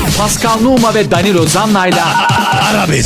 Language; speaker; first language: Turkish; non-native, learner; Italian